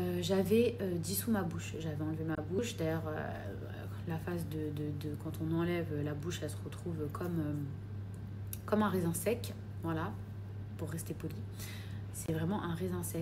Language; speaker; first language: French; native; French